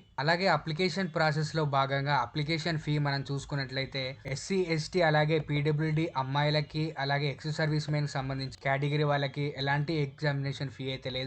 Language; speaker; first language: Telugu; native; Telugu